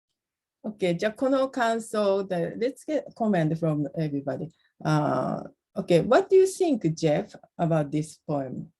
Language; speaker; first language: English; non-native, learner; Japanese